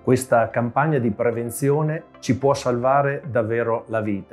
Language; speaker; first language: Italian; native; Italian